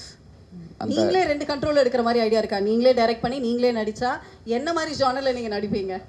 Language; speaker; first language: Tamil; native; Tamil